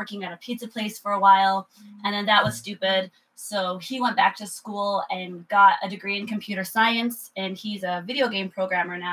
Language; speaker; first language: English; native; English